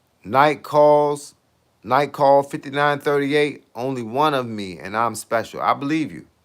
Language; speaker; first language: English; native; English